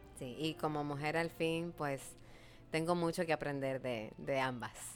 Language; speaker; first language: Spanish; native; Spanish